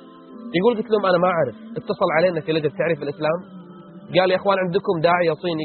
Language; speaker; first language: Arabic; native; Arabic